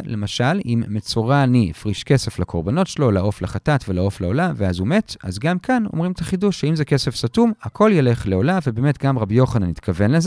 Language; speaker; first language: Hebrew; native; Hebrew